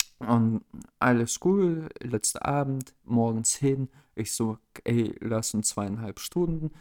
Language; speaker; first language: German; early bilingual, other home language; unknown